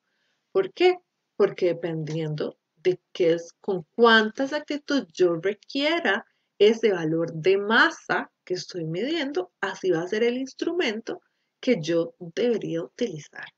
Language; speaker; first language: Spanish; native; Spanish